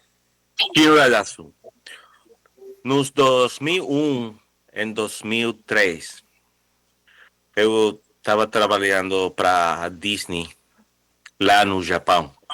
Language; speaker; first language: Portuguese; non-native, fluent; Spanish